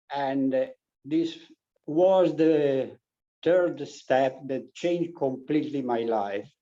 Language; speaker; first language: English; non-native, learner; Italian